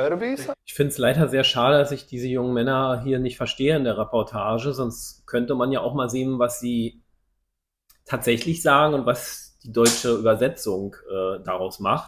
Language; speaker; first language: German; native; German